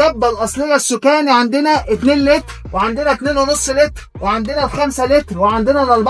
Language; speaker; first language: Arabic; native; Arabic